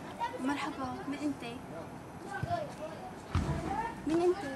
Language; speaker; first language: Arabic; native; Arabic